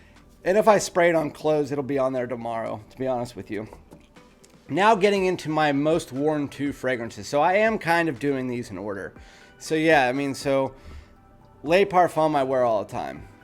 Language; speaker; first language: English; native; English